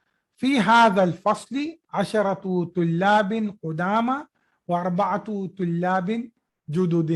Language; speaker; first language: Arabic; non-native, fluent; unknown